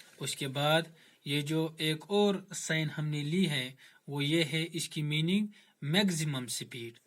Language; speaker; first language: Urdu; non-native, local second language; Kashmiri